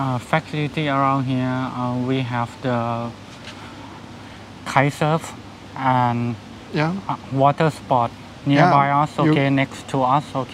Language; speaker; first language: English; non-native, learner; Thai